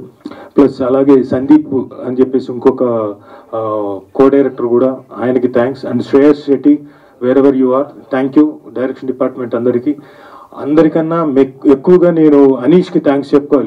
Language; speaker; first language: Telugu; native; Telugu